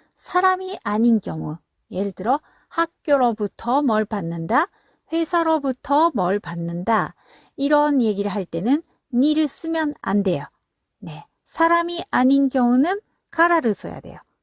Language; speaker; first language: Korean; non-native, fluent; Japanese